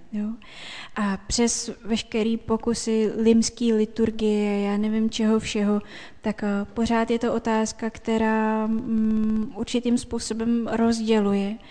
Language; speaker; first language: Czech; native; Czech